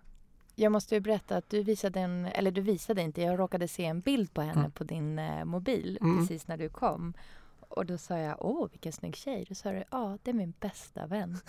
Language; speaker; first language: Swedish; non-native, fluent; Persian